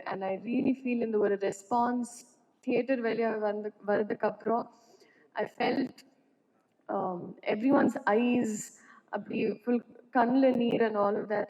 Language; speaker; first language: Tamil; non-native, learner; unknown